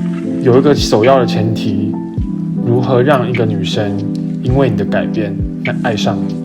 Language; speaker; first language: Chinese; native; Chinese